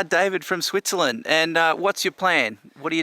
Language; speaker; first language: English; native; English